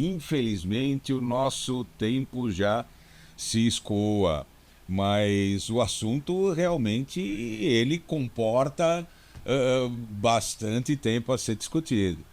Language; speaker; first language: Portuguese; native; Portuguese